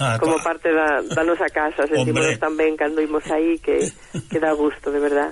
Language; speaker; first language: Galician; native; Galician